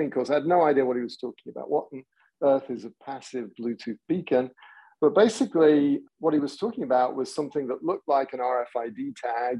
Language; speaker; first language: English; native; English